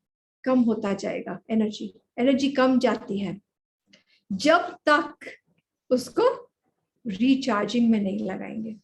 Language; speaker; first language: Hindi; native; Hindi